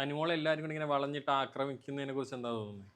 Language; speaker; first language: Malayalam; native; Malayalam